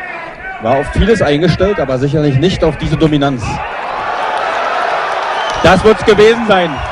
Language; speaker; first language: German; native; German